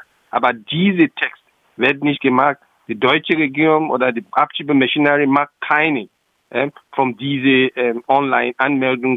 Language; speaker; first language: German; non-native, local second language; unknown